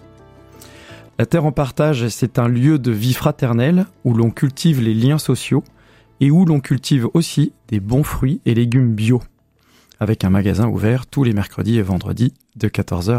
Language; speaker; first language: French; native; French